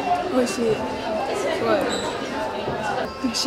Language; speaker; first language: Japanese; non-native, fluent; French